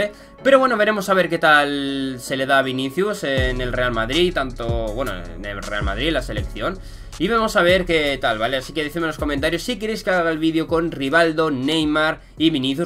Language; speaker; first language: Spanish; native; Spanish